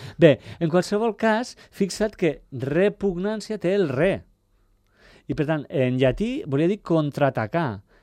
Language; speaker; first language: Catalan; native; Catalan